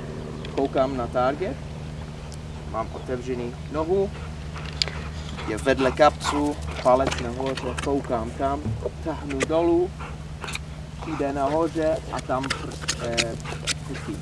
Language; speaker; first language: Czech; non-native, learner; English